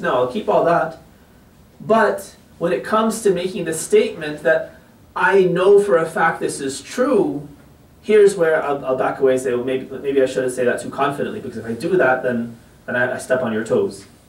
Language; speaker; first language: English; native; English